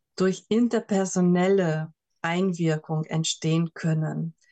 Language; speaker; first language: German; non-native, fluent; Hungarian